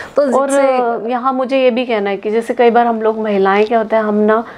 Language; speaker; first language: Hindi; native; Hindi